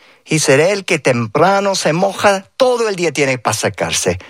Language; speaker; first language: Spanish; early bilingual, heritage; Spanish